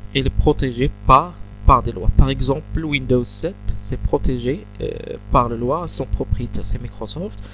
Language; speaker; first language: French; non-native, local second language; Arabic